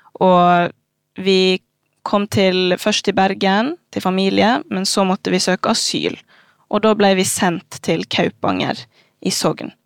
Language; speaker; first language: Norwegian; early bilingual, other home language; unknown